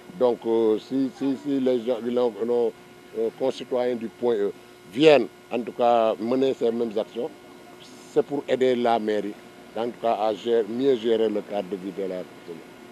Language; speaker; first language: French; non-native, local second language; Wolof